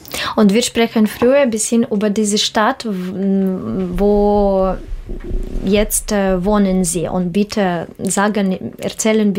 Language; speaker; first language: German; non-native, learner; Russian